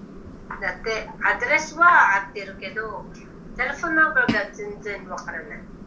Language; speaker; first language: Japanese; non-native, learner; Filipino